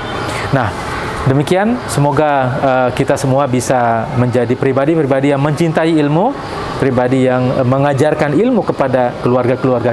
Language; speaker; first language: Indonesian; native; Indonesian